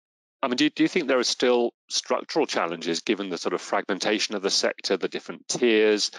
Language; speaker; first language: English; native; English